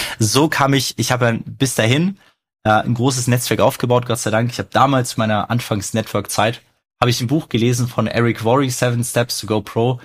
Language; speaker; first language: German; early bilingual, other home language; Russian